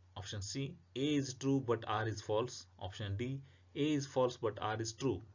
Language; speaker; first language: English; non-native, local second language; Kannada